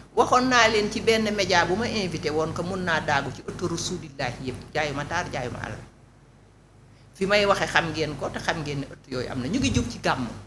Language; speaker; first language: Wolof; non-native, local second language; Fula